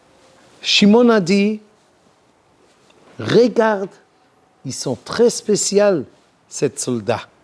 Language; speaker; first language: French; non-native, learner; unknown